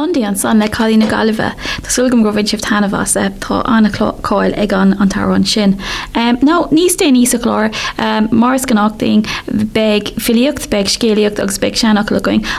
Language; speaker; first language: Irish; non-native, local second language; English